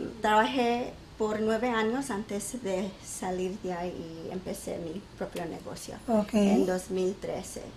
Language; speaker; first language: Spanish; early bilingual, heritage; English